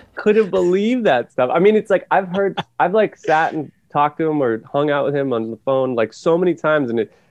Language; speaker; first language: English; native; English